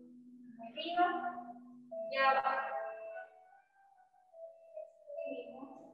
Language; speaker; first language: Spanish; native; Spanish